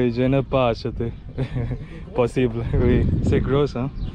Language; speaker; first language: French; non-native, learner; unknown